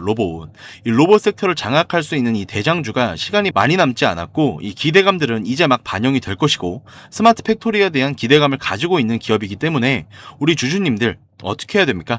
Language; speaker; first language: Korean; native; Korean